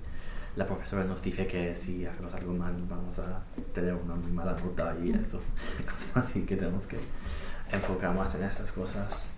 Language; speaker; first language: Spanish; non-native, fluent; English